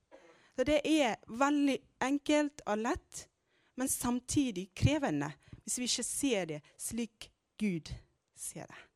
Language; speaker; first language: Norwegian; non-native, fluent; Amharic